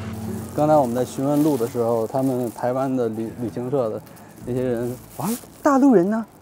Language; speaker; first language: Chinese; native; Chinese